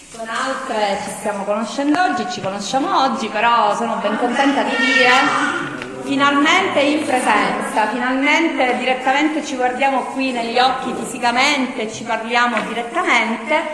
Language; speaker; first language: Italian; native; Italian